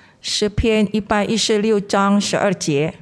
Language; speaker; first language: Chinese; non-native, fluent; Indonesian